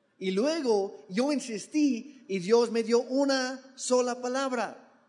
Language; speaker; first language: Spanish; non-native, fluent; English